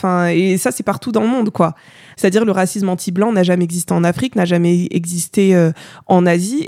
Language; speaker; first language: French; native; French